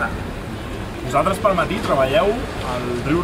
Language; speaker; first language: Catalan; native; Catalan